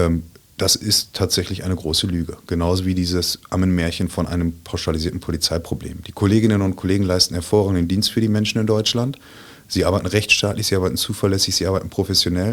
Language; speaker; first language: German; native; German